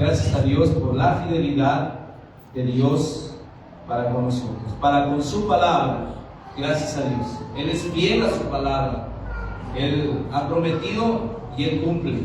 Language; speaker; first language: Spanish; native; Spanish